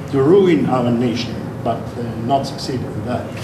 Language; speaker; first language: English; non-native, fluent; Ukrainian